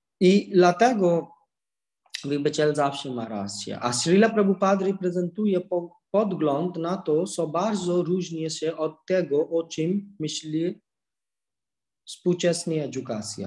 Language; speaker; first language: Polish; non-native, learner; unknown